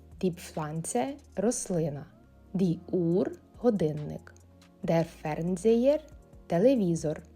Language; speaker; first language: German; non-native, fluent; Ukrainian